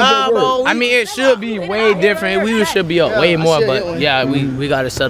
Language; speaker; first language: English; native; English